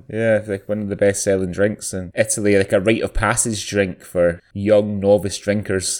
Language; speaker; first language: English; native; English